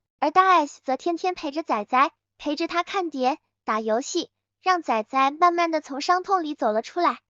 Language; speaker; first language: Chinese; native; Chinese